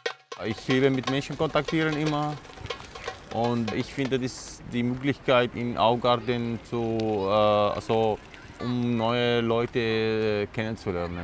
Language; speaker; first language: German; non-native, learner; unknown